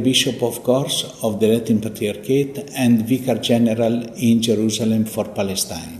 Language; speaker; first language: English; non-native, fluent; Italian